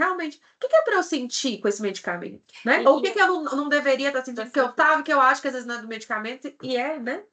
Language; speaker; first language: Portuguese; native; Portuguese